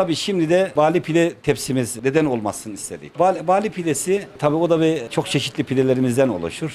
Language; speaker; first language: Turkish; native; Turkish